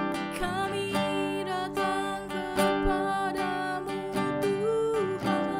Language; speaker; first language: Indonesian; native; Indonesian